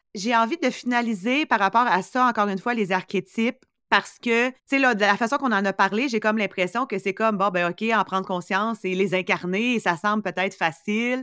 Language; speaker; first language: French; native; French